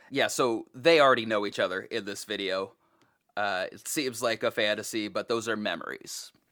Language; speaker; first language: English; native; English